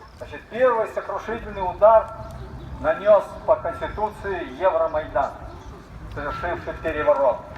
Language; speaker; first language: Russian; native; Russian